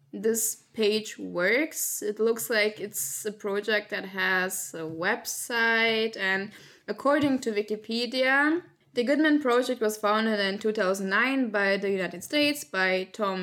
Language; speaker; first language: English; non-native, fluent; Slovak